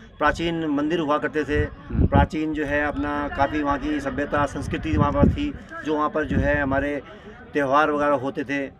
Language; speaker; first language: Hindi; native; Hindi